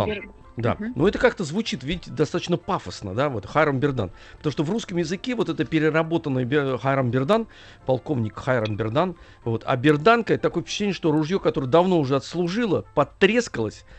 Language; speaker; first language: Russian; native; Russian